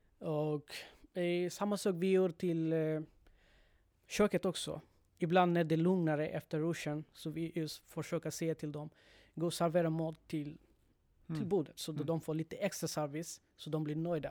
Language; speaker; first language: Swedish; non-native, learner; Bangla